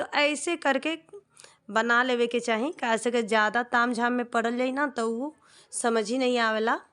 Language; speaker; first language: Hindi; non-native, local second language; Bhojpuri